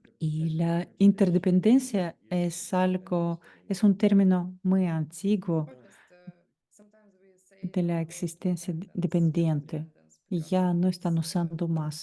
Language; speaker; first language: Spanish; non-native, fluent; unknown